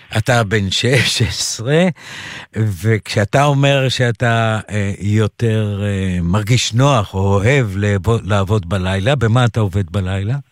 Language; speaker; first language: Hebrew; native; Hebrew